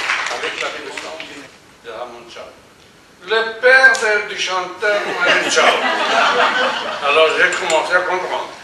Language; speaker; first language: French; non-native, fluent; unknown